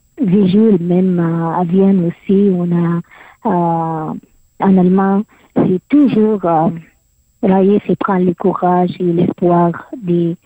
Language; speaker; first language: French; non-native, learner; Arabic